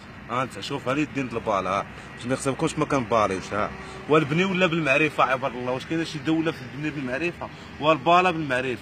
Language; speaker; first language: Arabic; native; Arabic